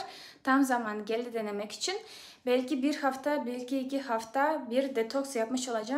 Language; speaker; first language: Turkish; non-native, fluent; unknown